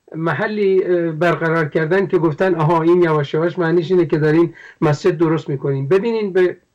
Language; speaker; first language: Persian; non-native, local second language; Kurdish